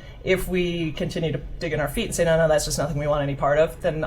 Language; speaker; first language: English; native; English